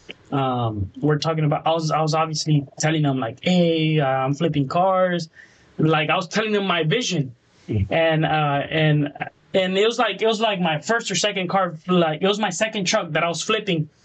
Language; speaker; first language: English; early bilingual, other home language; Spanish